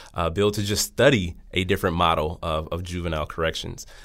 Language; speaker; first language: English; native; English